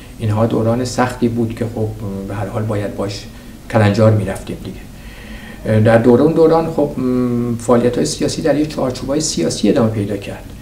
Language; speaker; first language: Persian; native; Persian